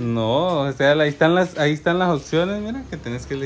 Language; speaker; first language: Spanish; native; Spanish